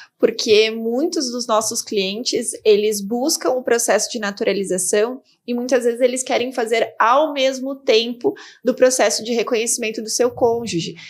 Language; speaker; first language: Portuguese; native; Portuguese